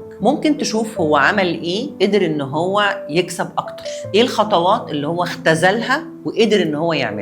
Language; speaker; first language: Arabic; native; Arabic